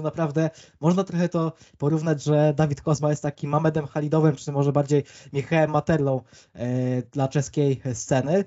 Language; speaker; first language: Polish; native; Polish